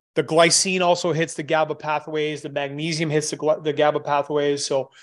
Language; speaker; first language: English; native; English